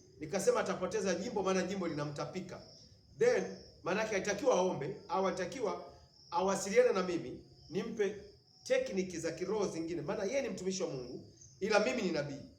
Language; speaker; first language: Swahili; native; Swahili